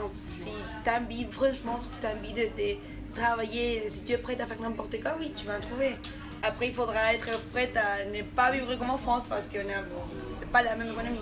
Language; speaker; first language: French; non-native, fluent; Spanish